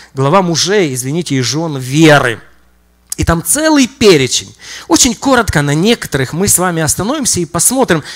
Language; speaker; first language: Russian; native; Russian